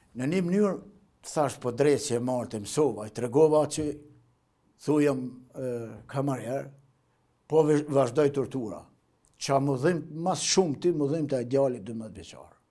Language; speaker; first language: Albanian; native; Albanian